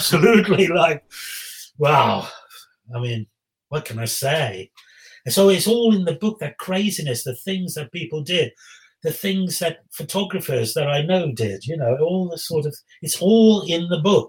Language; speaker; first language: English; native; English